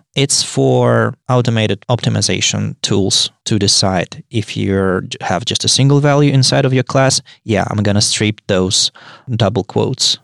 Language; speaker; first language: English; non-native, fluent; Russian